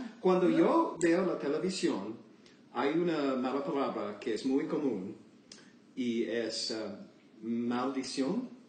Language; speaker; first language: Spanish; non-native, learner; English